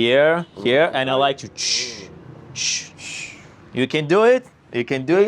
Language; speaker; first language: English; non-native, learner; Lithuanian